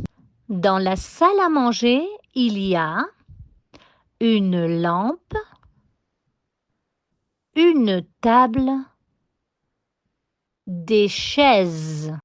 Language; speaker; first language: French; non-native, fluent; Spanish